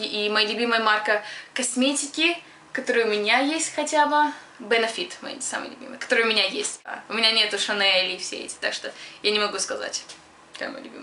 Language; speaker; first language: Russian; early bilingual, other home language; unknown